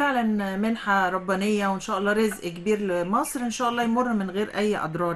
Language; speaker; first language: Arabic; native; Arabic